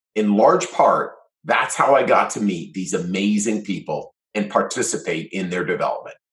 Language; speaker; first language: English; native; English